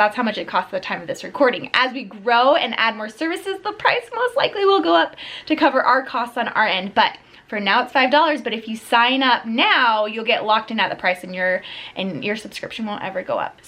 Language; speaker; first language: English; native; English